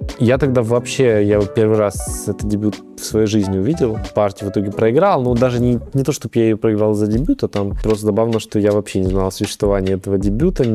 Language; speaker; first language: Russian; native; Russian